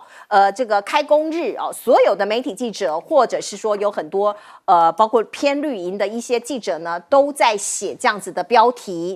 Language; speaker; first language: Chinese; native; Chinese